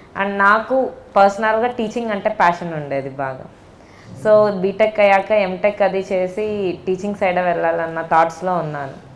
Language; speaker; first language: Telugu; native; Telugu